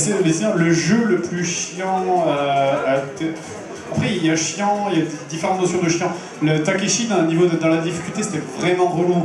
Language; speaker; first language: French; native; French